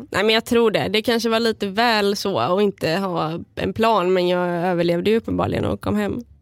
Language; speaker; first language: Swedish; early bilingual, other home language; Bulgarian